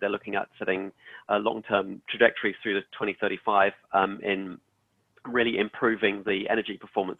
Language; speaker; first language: English; native; English